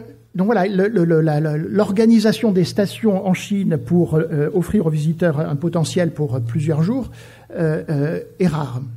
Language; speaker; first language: French; native; French